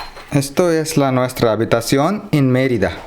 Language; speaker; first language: Spanish; non-native, learner; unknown